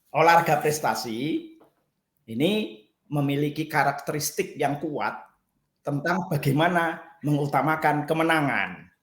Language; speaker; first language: Indonesian; native; Indonesian